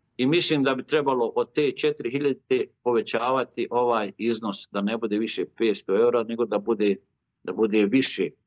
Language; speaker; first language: Bosnian; native; Bosnian